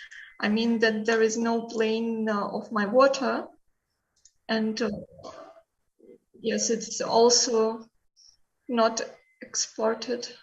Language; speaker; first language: English; non-native, learner; Russian